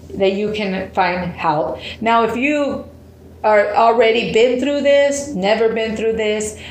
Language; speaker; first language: English; early bilingual, other home language; Spanish